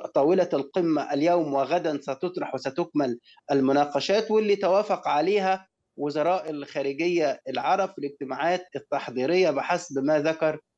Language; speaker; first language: Arabic; native; Arabic